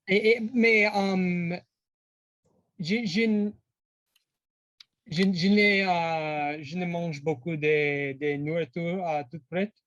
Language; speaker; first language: French; non-native, learner; English